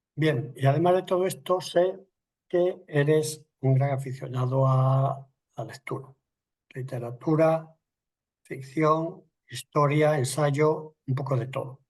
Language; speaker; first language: Spanish; native; Spanish